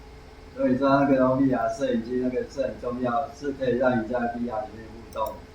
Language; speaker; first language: Chinese; native; Chinese